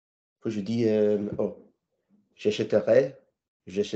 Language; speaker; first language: French; non-native, learner; English